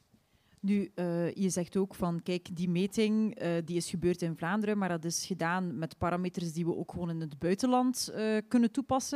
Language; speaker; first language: Dutch; native; Dutch